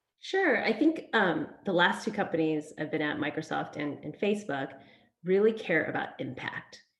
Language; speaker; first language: English; early bilingual, other home language; Vietnamese